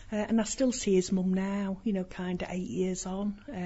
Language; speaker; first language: English; native; English